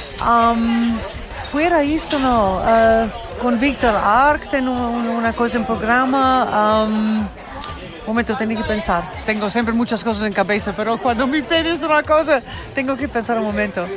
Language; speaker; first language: Spanish; non-native, learner; English